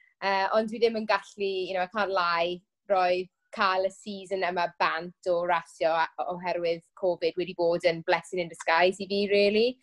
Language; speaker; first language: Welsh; non-native, local second language; English